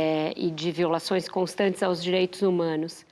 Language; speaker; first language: Portuguese; native; Portuguese